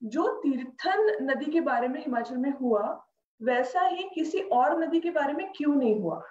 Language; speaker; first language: Hindi; non-native, local second language; Marathi